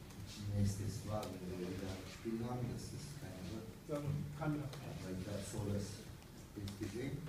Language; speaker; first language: German; non-native, fluent; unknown